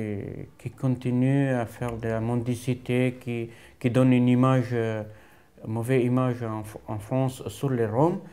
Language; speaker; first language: French; non-native, fluent; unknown